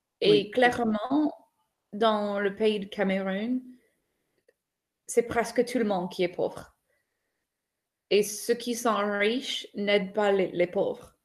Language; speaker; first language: French; non-native, fluent; English